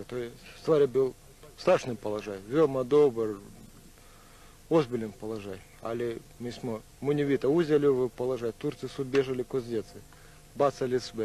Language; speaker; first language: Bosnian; non-native, learner; Russian